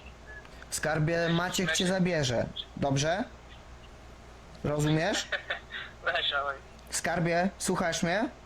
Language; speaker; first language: Polish; native; Polish